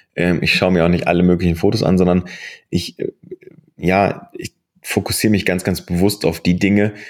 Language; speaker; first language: German; native; German